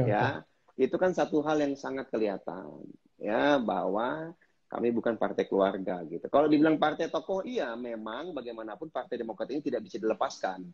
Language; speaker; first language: Indonesian; native; Indonesian